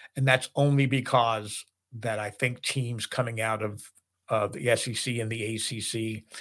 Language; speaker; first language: English; native; English